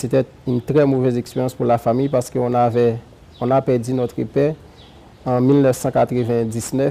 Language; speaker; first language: French; non-native, local second language; Haitian Creole